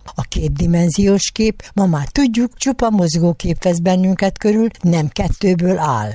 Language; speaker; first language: Hungarian; native; Hungarian